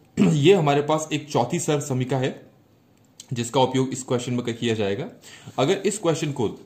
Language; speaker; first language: Hindi; native; Hindi